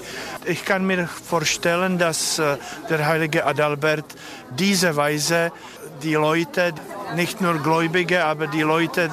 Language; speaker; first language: German; non-native, fluent; Czech